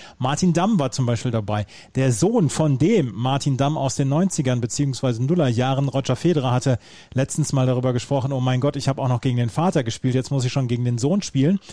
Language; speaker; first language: German; native; German